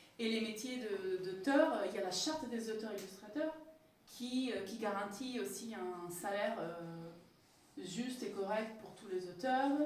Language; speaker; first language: French; non-native, fluent; Italian